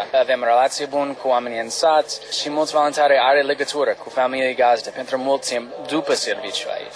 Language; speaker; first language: Romanian; non-native, learner; English